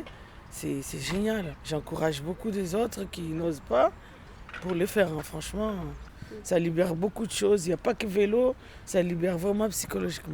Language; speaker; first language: French; non-native, fluent; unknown